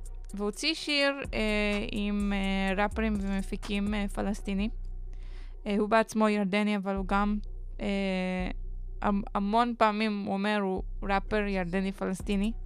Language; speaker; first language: Hebrew; non-native, local second language; Arabic